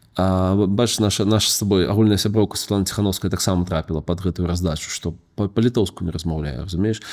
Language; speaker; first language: Belarusian; non-native, local second language; Russian